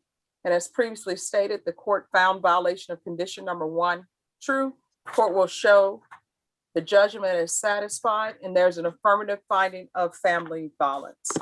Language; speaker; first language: English; native; English